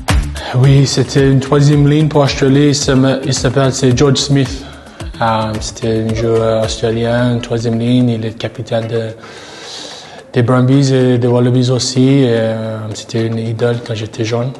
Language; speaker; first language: French; non-native, learner; English